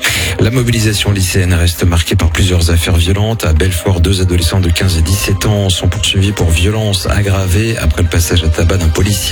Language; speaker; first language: French; native; French